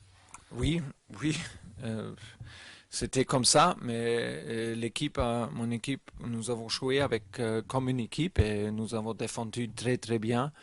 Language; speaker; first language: French; non-native, learner; German